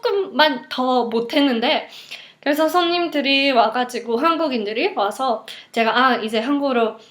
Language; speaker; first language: Korean; non-native, fluent; English